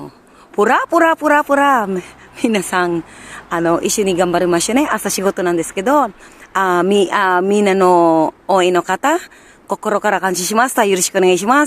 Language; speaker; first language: Japanese; non-native, learner; Filipino